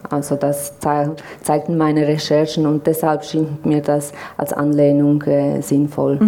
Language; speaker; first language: German; non-native, fluent; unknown